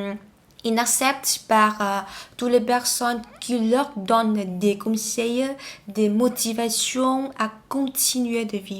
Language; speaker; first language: French; non-native, learner; Vietnamese